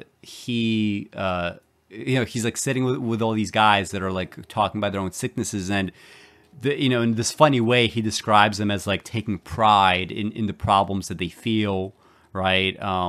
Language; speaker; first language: English; native; English